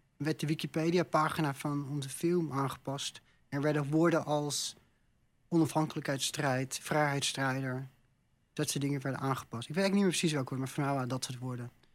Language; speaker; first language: Dutch; native; Dutch